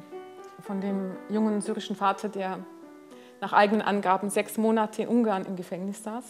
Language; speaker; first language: German; non-native, fluent; Hungarian